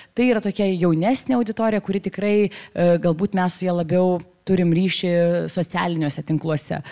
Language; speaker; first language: Lithuanian; native; Lithuanian